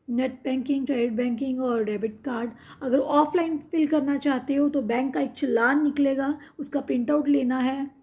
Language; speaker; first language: Hindi; non-native, local second language; Punjabi